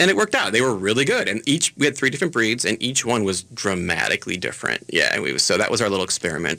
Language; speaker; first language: English; native; English